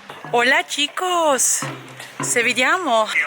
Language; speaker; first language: Spanish; non-native, learner; Serbian